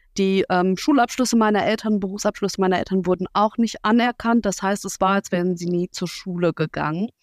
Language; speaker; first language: German; early bilingual, other home language; Russian